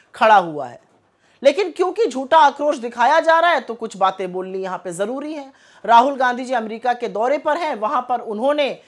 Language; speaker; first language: Hindi; native; Hindi